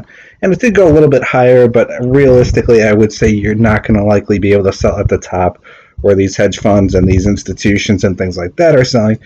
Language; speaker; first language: English; native; English